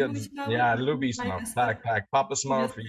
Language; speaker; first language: Polish; non-native, learner; English